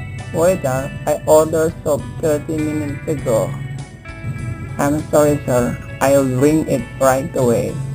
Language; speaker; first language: English; non-native, fluent; Indonesian